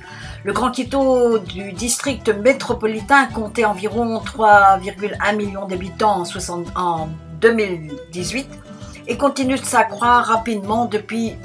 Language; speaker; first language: French; native; French